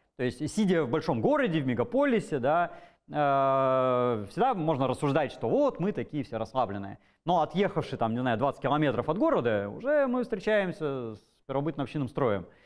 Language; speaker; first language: Russian; native; Russian